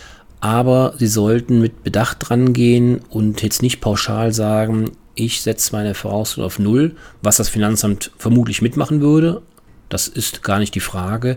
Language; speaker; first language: German; native; German